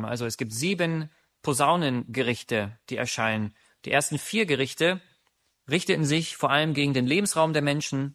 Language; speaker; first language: German; native; German